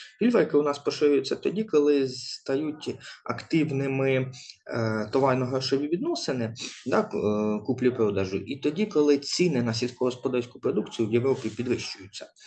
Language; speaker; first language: Ukrainian; native; Ukrainian